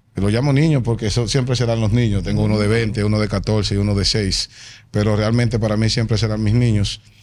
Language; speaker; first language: Spanish; native; Spanish